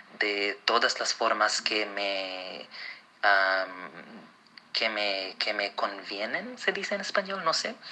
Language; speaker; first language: Spanish; non-native, fluent; Arabic